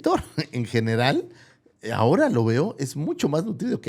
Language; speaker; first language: Spanish; native; Spanish